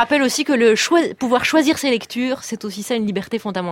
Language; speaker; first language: French; native; French